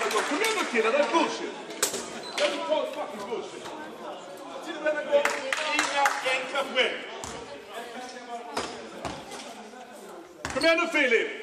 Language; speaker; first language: Swedish; native; Swedish